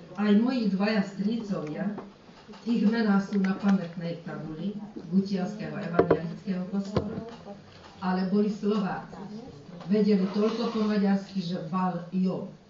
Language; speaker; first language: Slovak; early bilingual, heritage; Slovak